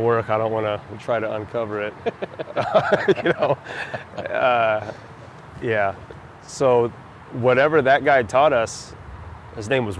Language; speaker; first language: English; native; English